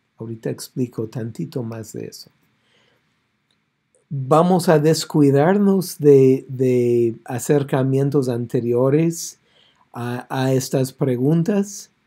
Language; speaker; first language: Spanish; non-native, fluent; English